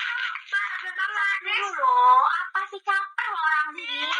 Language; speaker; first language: Indonesian; native; Indonesian